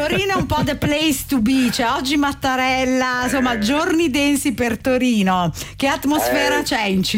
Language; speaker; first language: Italian; native; Italian